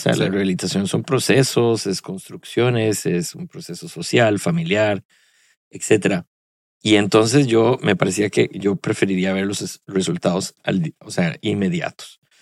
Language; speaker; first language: Spanish; early bilingual, heritage; Spanish